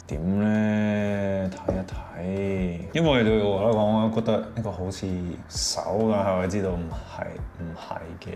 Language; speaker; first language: Cantonese; non-native, fluent; English